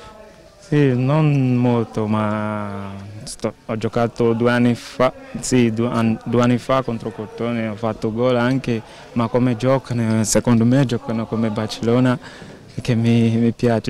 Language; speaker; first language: Italian; non-native, learner; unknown